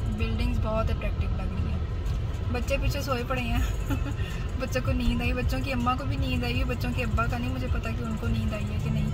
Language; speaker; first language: Urdu; non-native, local second language; Punjabi